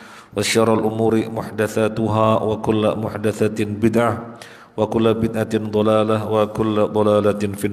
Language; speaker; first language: Arabic; non-native, fluent; Indonesian